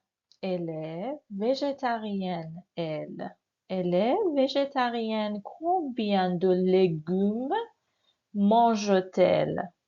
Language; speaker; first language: French; non-native, fluent; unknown